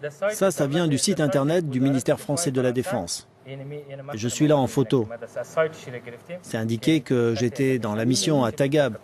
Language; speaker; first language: French; non-native, fluent; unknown